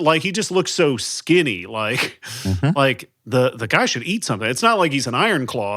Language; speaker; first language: English; native; English